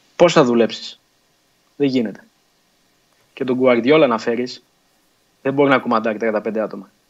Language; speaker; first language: Greek; early bilingual, other home language; Portuguese